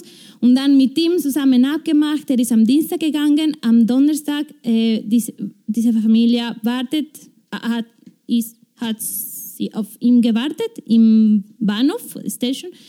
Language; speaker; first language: German; non-native, fluent; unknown